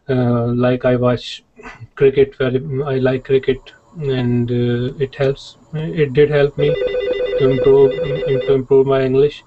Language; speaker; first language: English; non-native, learner; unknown